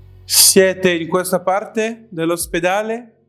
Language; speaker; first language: Italian; non-native, learner; French